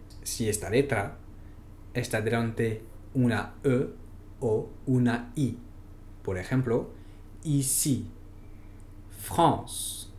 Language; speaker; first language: Spanish; non-native, fluent; French